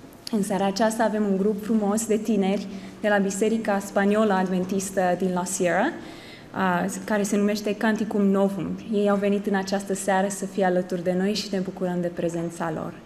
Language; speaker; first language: Romanian; native; Romanian